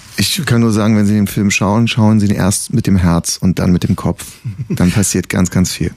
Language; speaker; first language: German; native; German